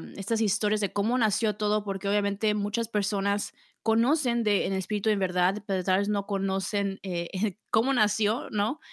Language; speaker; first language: Spanish; early bilingual, heritage; Spanish